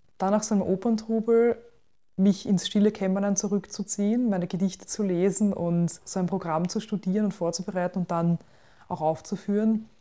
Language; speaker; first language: German; native; German